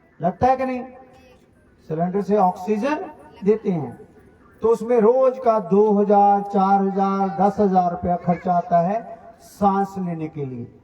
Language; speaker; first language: Hindi; non-native, local second language; Punjabi